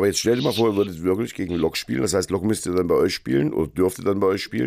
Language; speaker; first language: German; native; German